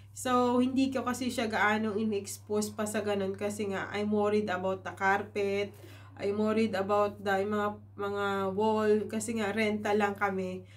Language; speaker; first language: Filipino; native; Filipino